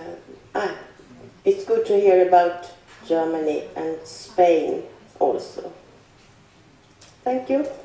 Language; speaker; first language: English; non-native, fluent; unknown